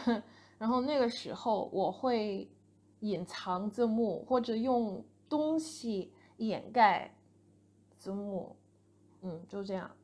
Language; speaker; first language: Chinese; non-native, fluent; English